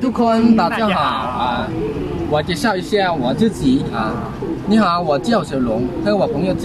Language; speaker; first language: Chinese; non-native, learner; Lao